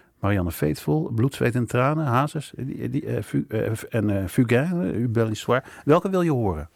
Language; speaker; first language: Dutch; native; Dutch